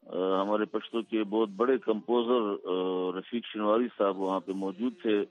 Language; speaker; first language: Urdu; non-native, local second language; Pashto